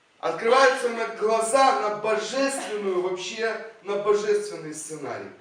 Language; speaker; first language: Russian; non-native, local second language; Ukrainian